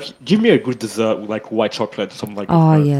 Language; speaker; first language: English; non-native, fluent; French